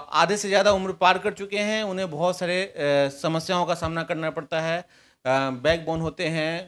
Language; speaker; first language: Hindi; native; Hindi